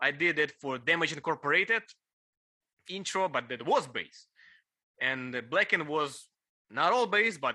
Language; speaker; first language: English; non-native, fluent; Ukrainian